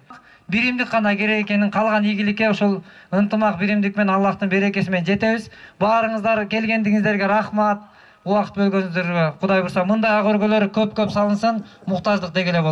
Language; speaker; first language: Kyrgyz; native; Kyrgyz